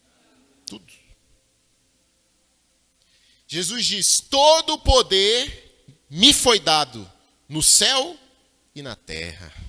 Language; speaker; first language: Portuguese; native; Portuguese